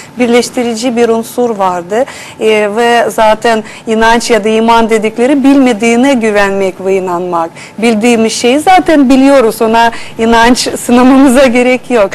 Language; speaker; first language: Turkish; non-native, fluent; Russian